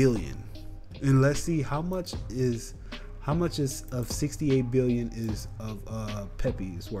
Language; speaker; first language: English; native; English